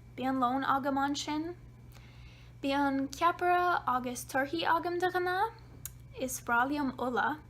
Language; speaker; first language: Irish; non-native, learner; English